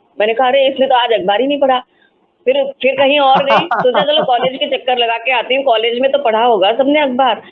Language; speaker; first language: Hindi; non-native, local second language; Marathi